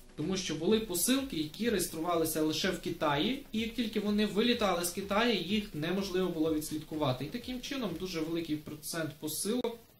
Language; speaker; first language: Ukrainian; non-native, local second language; Russian